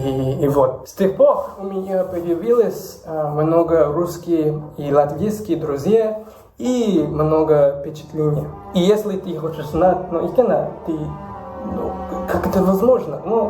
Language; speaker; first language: Russian; non-native, learner; English